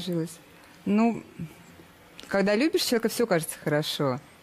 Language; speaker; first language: Russian; native; Russian